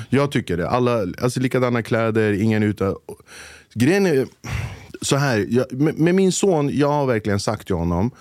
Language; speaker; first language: Swedish; early bilingual, other home language; Kurdish